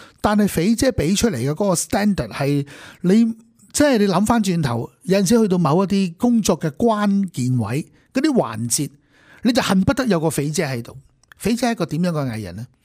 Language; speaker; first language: Cantonese; native; Cantonese